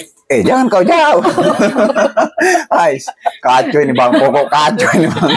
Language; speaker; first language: Indonesian; native; Indonesian